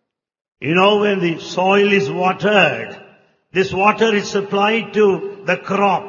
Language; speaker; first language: English; non-native, local second language; Telugu